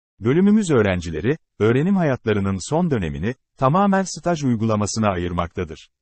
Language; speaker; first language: Turkish; native; Turkish